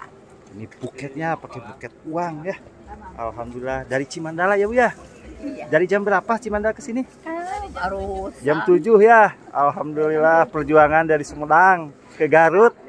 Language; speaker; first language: Indonesian; non-native, local second language; Sundanese